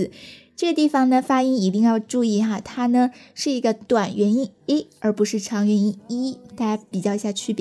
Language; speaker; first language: Chinese; native; Chinese